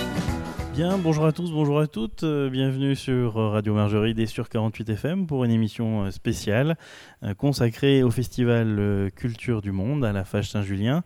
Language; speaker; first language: French; native; French